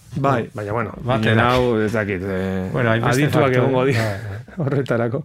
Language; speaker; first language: Basque; non-native, local second language; Spanish